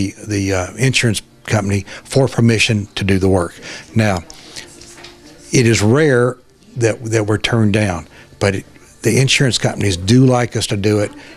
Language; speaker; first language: English; native; English